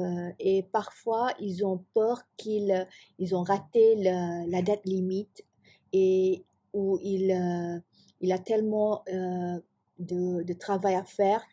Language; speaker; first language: French; non-native, fluent; Malay